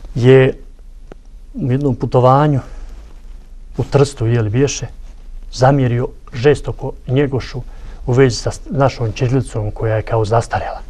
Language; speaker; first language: Serbian; native; Serbian